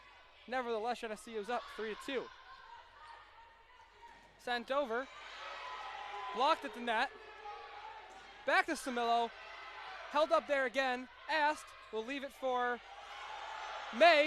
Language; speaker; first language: English; native; English